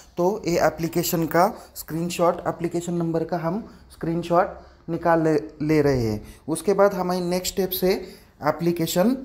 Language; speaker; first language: Hindi; non-native, local second language; Marathi